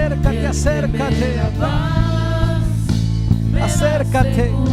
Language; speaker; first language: Spanish; native; Spanish